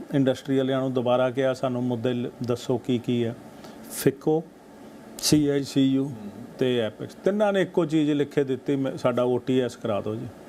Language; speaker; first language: Punjabi; native; Punjabi